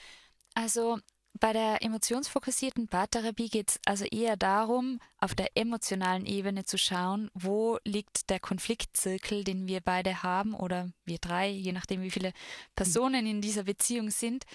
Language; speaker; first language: German; native; German